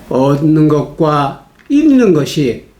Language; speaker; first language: Korean; native; Korean